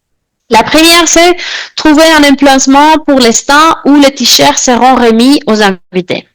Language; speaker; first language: French; non-native, fluent; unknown